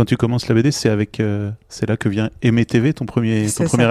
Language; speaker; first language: French; native; French